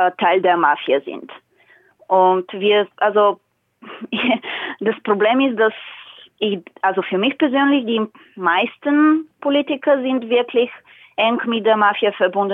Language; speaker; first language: German; non-native, fluent; Bulgarian